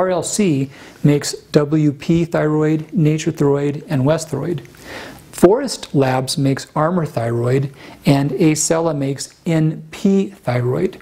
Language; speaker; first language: English; native; English